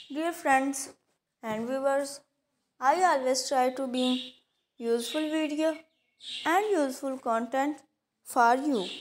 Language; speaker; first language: English; non-native, local second language; Urdu